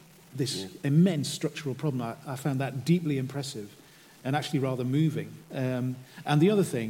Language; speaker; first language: English; native; English